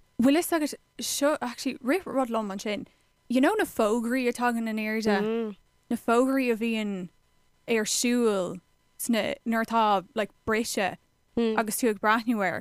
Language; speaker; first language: Irish; non-native, local second language; English